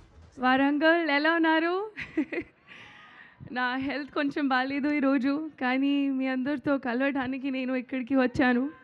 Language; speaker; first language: Telugu; non-native, local second language; Hindi